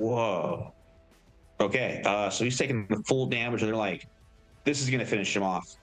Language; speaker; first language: English; native; English